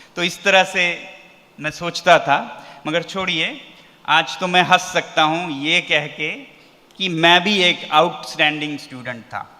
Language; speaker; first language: Hindi; non-native, local second language; Ladakhi